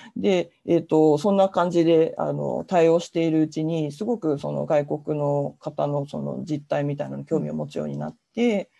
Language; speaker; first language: Japanese; native; Japanese